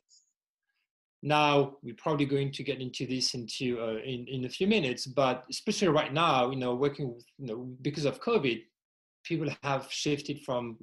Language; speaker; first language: English; non-native, fluent; French